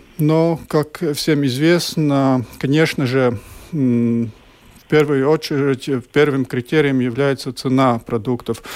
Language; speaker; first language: Russian; non-native, local second language; Latvian